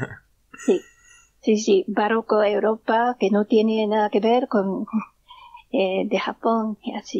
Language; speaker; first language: Spanish; non-native, learner; Japanese